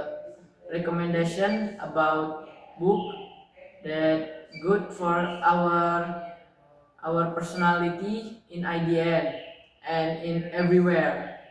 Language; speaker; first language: English; non-native, learner; Indonesian